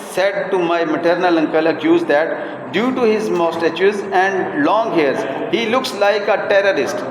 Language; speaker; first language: English; non-native, local second language; Urdu